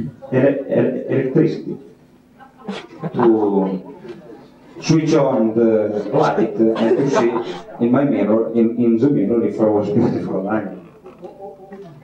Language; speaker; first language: English; non-native, fluent; Italian